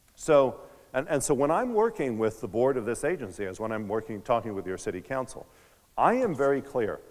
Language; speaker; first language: English; native; English